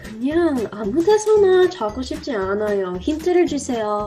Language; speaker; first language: Korean; non-native, learner; English